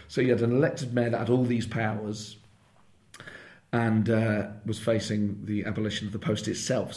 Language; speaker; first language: English; native; English